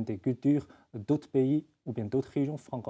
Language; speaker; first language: French; non-native, fluent; Chinese